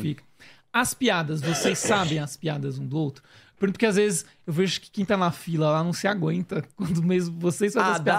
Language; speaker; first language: Portuguese; native; Portuguese